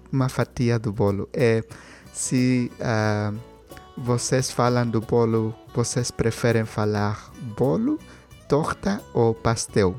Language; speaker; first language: Portuguese; non-native, learner; Spanish